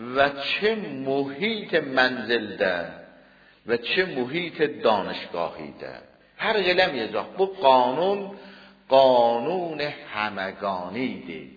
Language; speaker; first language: Persian; non-native, local second language; Azerbaijani